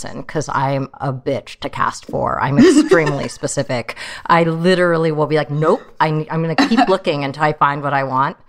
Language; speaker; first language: English; early bilingual, other home language; Chinese